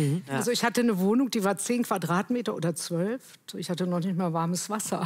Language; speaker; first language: German; native; German